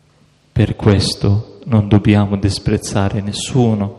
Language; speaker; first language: Italian; non-native, fluent; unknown